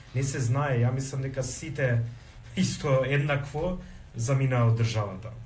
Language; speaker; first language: Macedonian; early bilingual, heritage; Macedonian